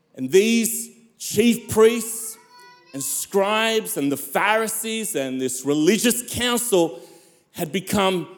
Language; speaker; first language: English; native; English